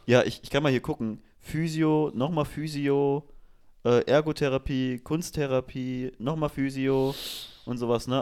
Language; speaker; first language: German; native; German